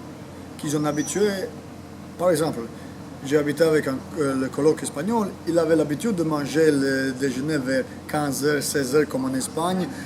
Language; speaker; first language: French; non-native, fluent; Croatian